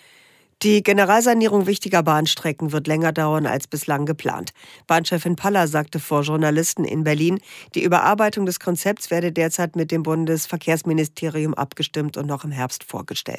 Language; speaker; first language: German; native; German